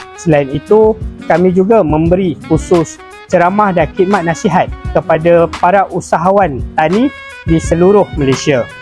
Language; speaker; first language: Malay; native; Malay